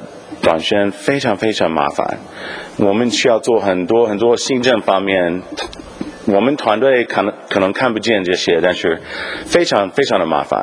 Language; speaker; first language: Chinese; non-native, fluent; English